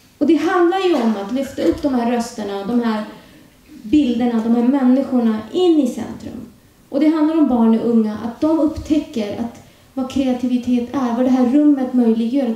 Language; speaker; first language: Swedish; early bilingual, other home language; Urdu